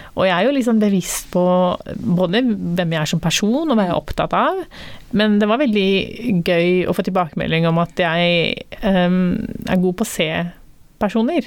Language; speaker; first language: Norwegian; early bilingual, other home language; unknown